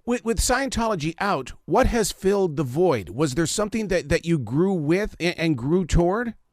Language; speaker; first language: English; native; English